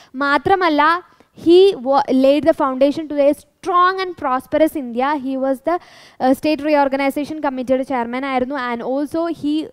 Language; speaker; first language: English; non-native, local second language; Malayalam